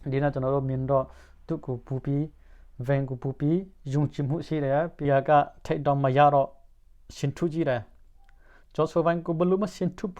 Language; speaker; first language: Burmese; non-native, local second language; Hakha Chin